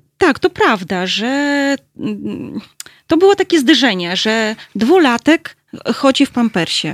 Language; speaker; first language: Polish; early bilingual, heritage; Russian